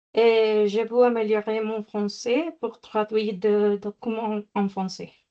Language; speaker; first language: French; non-native, learner; Spanish